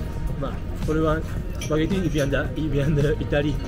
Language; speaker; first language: French; non-native, learner; Japanese